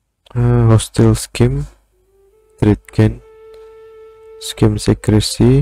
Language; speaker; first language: English; non-native, learner; Indonesian